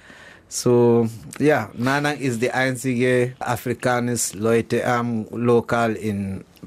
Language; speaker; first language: German; non-native, learner; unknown